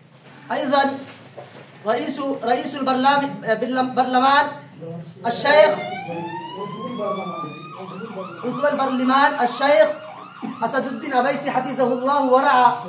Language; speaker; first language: Arabic; non-native, learner; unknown